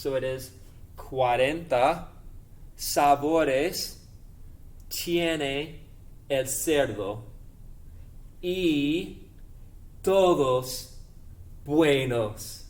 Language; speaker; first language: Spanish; non-native, fluent; English